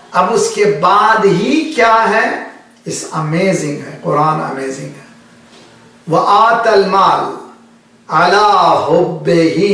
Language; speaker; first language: Urdu; native; Urdu